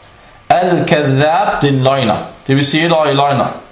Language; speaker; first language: Danish; early bilingual, other home language; Arabic